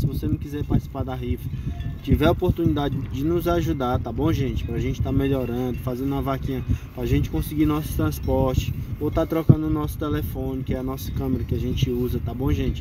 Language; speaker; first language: Portuguese; native; Portuguese